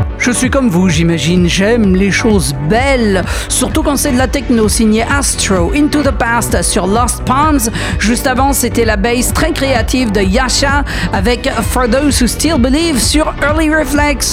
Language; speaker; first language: French; native; French